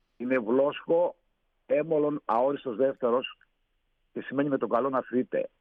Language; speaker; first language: Greek; native; Greek